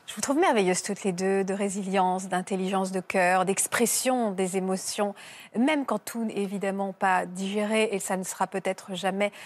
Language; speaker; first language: French; native; French